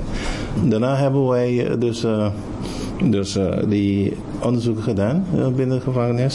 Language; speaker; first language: Dutch; non-native, local second language; Papiamento